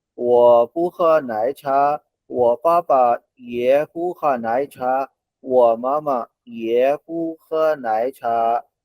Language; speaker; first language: Chinese; non-native, fluent; Hindi